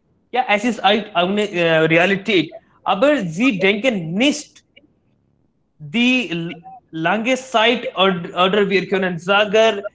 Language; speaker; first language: German; non-native, learner; Hindi